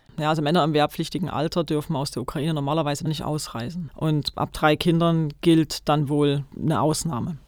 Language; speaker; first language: German; native; German